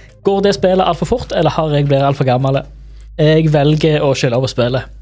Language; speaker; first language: Norwegian; native; Norwegian